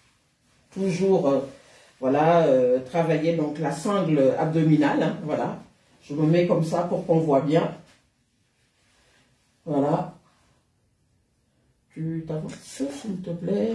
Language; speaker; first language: French; native; French